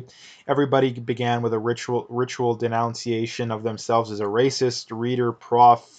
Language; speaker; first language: English; native; English